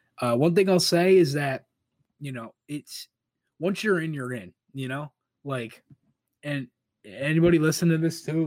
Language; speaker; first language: English; native; English